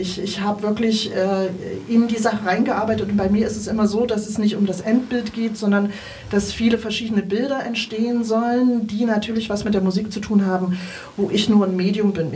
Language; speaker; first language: German; native; German